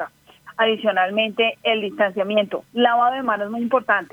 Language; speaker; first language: Spanish; native; Spanish